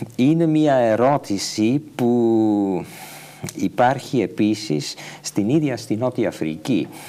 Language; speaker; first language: Greek; non-native, fluent; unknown